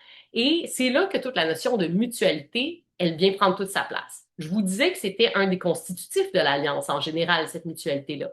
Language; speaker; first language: French; native; French